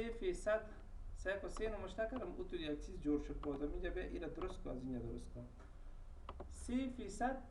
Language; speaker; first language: Persian; non-native, local second language; Pashto